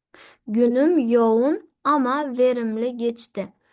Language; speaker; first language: Turkish; non-native, fluent; Uzbek